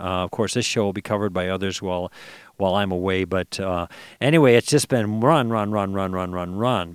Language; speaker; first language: English; native; English